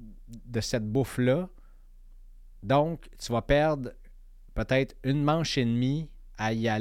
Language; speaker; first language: French; native; French